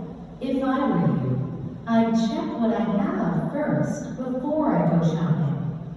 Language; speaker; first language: English; non-native, learner; Korean